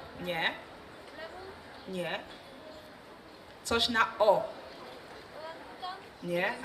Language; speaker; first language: Polish; non-native, fluent; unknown